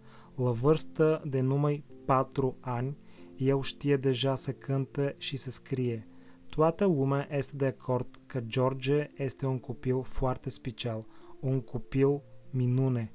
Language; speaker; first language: Romanian; non-native, fluent; Bulgarian